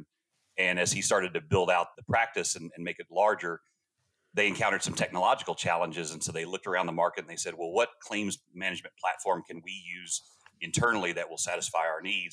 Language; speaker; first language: English; native; English